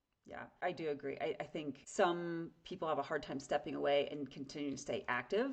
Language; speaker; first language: English; native; English